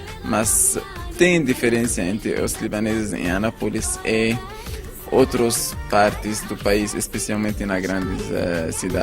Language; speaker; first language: Portuguese; non-native, fluent; Arabic